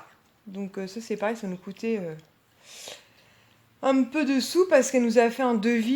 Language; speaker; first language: French; native; French